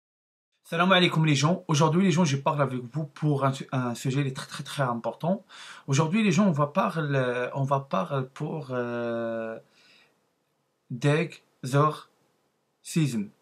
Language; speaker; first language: French; non-native, learner; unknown